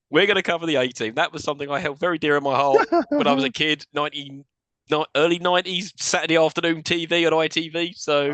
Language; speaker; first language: English; native; English